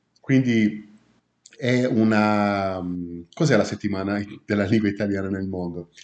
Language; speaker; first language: Italian; non-native, fluent; Portuguese